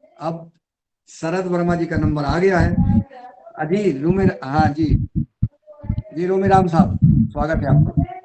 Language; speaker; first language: Hindi; native; Hindi